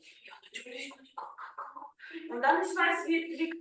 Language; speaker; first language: German; non-native, learner; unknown